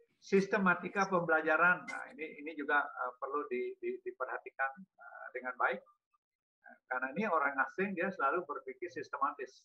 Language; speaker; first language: Indonesian; native; Indonesian